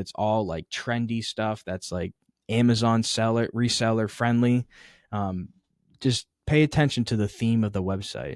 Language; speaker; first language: English; native; English